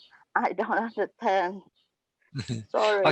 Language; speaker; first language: English; non-native, learner; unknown